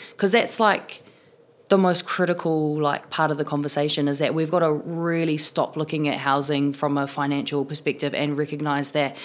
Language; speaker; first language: English; native; English